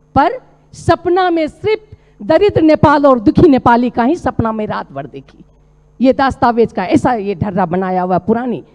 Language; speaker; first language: Hindi; non-native, local second language; Maithili